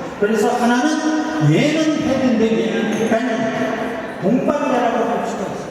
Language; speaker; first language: Korean; native; Korean